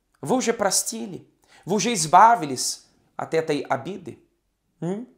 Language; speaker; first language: Russian; non-native, fluent; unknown